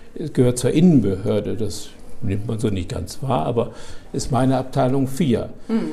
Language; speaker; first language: German; native; German